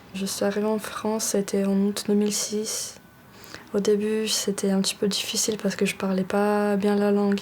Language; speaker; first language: French; early bilingual, other home language; Georgian